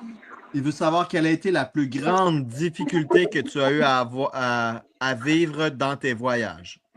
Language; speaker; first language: French; native; French